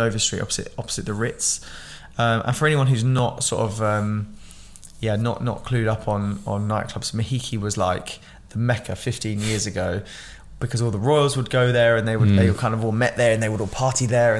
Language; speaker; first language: English; native; English